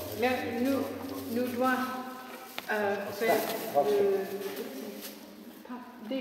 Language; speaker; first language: French; non-native, learner; Dutch